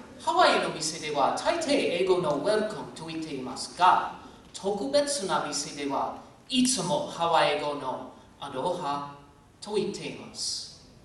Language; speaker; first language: Japanese; non-native, fluent; English